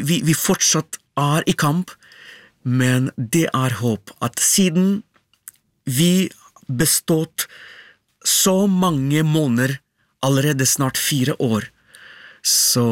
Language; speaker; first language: Norwegian; non-native, learner; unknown